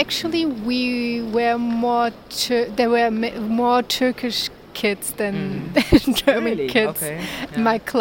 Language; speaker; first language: English; non-native, learner; Turkish